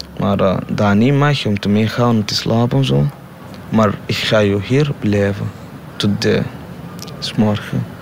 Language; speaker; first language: Dutch; non-native, learner; Somali